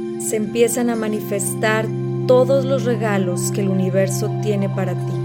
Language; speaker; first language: Spanish; native; Spanish